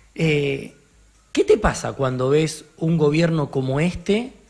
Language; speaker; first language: Spanish; native; Spanish